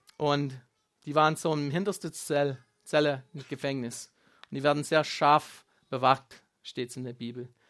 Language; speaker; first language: German; non-native, fluent; Afrikaans